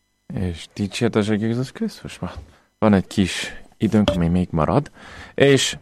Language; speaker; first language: Hungarian; non-native, fluent; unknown